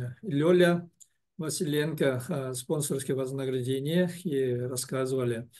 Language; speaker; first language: Russian; non-native, learner; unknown